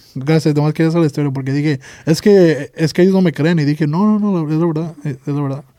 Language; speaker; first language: Spanish; early bilingual, heritage; Spanish